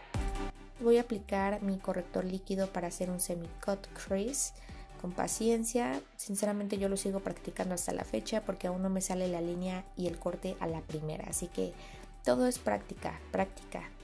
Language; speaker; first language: Spanish; native; Spanish